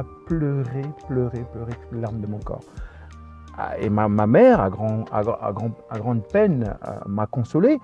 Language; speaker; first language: French; early bilingual, other home language; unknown